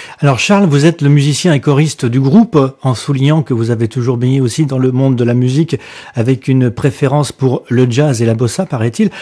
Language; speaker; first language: French; native; French